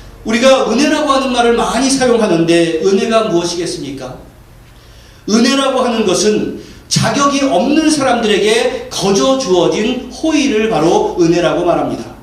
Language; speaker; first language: Korean; native; Korean